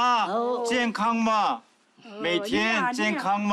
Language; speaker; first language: Chinese; non-native, fluent; Korean